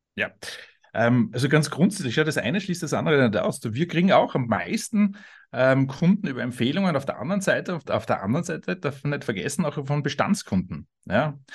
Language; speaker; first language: German; native; German